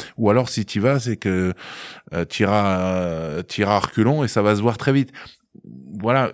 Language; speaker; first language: French; native; French